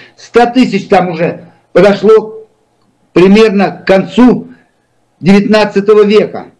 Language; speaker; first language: Russian; native; Russian